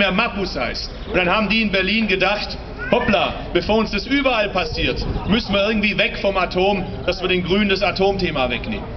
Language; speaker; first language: German; early bilingual, other home language; Turkish